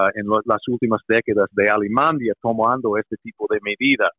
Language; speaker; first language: Spanish; non-native, fluent; English